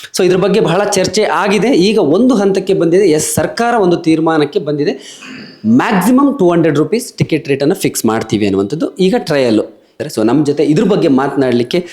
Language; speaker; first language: Kannada; native; Kannada